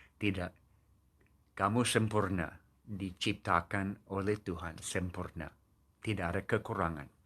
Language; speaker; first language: Indonesian; non-native, fluent; English